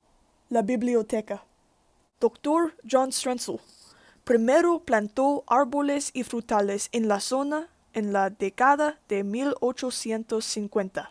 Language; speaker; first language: Spanish; non-native, learner; English